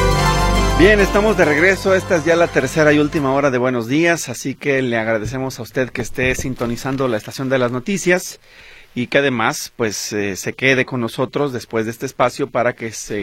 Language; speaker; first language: Spanish; native; Spanish